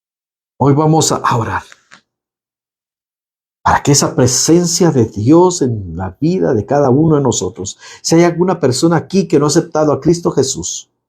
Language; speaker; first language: Spanish; native; Spanish